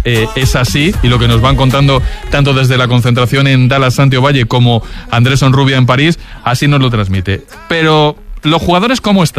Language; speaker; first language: Spanish; native; Spanish